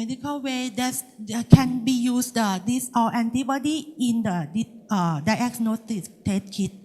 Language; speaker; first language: English; non-native, learner; Thai